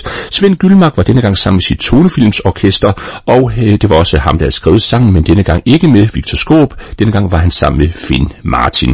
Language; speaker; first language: Danish; native; Danish